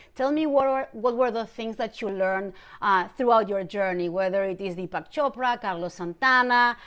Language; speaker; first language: English; non-native, fluent; Spanish